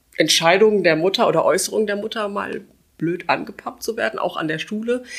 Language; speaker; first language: German; native; German